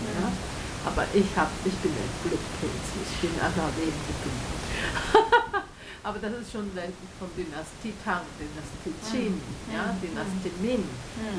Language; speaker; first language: German; non-native, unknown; Chinese